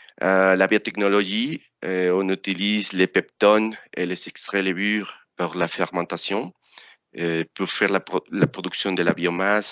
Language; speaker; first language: French; non-native, fluent; Spanish